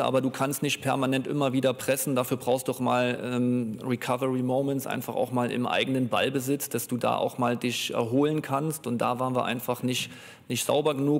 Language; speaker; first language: German; native; German